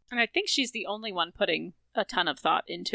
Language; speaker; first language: English; native; English